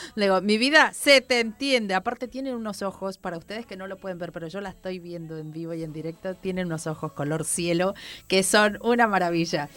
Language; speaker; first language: Spanish; native; Spanish